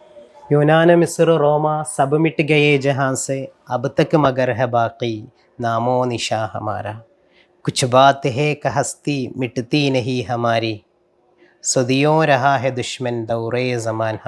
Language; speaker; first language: Hindi; non-native, local second language; Malayalam